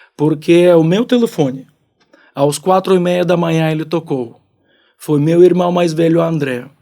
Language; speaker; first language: Portuguese; non-native, fluent; Ukrainian